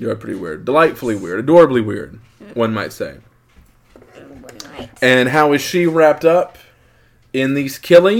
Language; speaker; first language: English; native; English